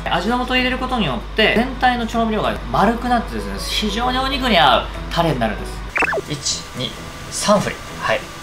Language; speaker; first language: Japanese; native; Japanese